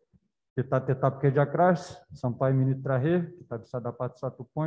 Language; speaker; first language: Indonesian; non-native, learner; Portuguese